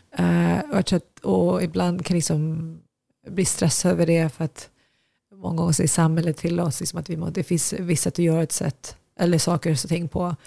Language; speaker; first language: Swedish; early bilingual, other home language; Tigrinya